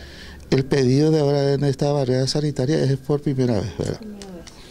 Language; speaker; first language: Spanish; native; Spanish